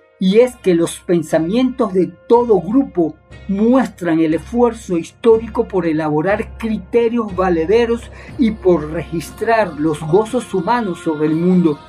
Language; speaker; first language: Spanish; native; Spanish